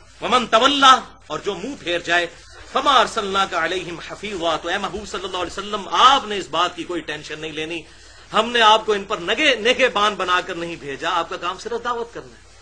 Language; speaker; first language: Urdu; non-native, local second language; Punjabi